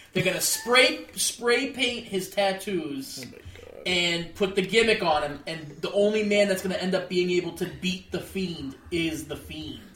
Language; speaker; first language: English; early bilingual, other home language; Greek